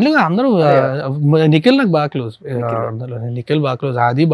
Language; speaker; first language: Telugu; native; Telugu